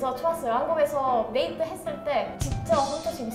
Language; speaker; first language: Korean; non-native, learner; Italian